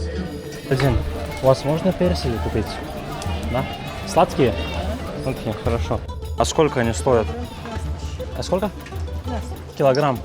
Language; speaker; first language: Russian; non-native, learner; Lithuanian